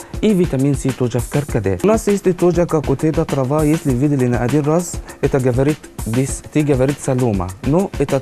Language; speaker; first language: Russian; non-native, learner; Arabic